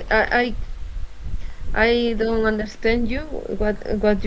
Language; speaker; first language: English; non-native, learner; Spanish